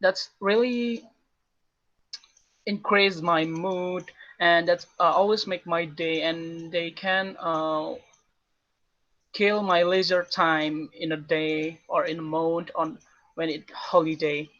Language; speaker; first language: English; non-native, learner; Indonesian